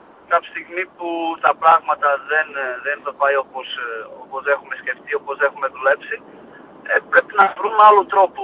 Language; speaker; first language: Greek; non-native, fluent; Portuguese